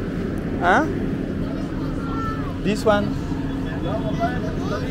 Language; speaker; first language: English; non-native, fluent; French